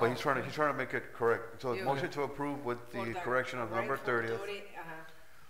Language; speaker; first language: English; native; English